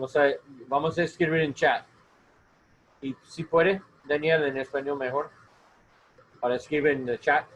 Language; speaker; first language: Spanish; non-native, learner; English